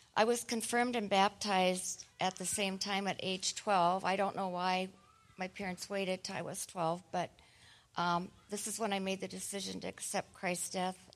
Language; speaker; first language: English; native; English